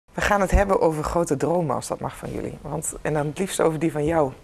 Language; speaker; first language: Dutch; native; Dutch